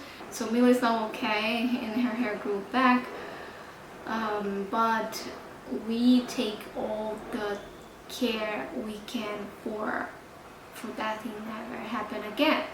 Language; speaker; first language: English; non-native, fluent; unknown